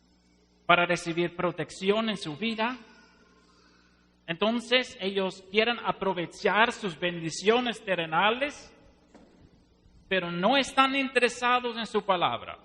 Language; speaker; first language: Spanish; non-native, fluent; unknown